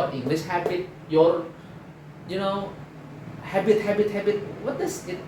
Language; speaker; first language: English; non-native, fluent; Indonesian